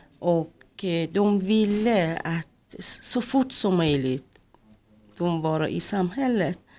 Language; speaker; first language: Swedish; non-native, fluent; Persian